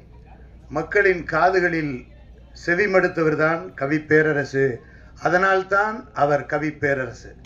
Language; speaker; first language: Tamil; native; Tamil